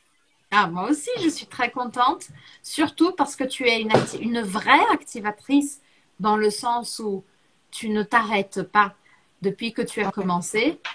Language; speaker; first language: French; non-native, fluent; Portuguese